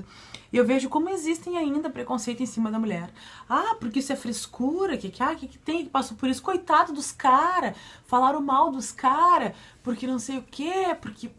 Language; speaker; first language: Portuguese; native; Portuguese